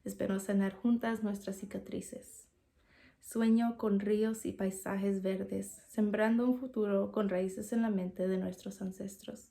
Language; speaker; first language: Spanish; early bilingual, heritage; Spanish